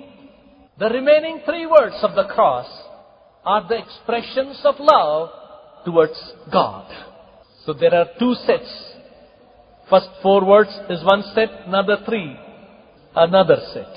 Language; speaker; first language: English; non-native, local second language; Kannada